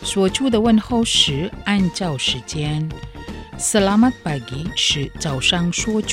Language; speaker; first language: Chinese; non-native, fluent; Indonesian